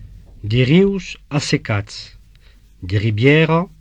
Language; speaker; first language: Catalan; non-native, learner; Italian